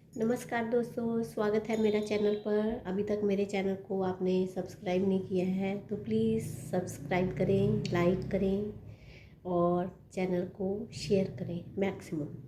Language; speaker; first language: Hindi; non-native, local second language; Punjabi